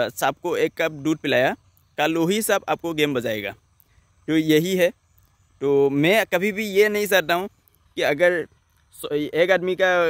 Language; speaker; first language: Hindi; non-native, local second language; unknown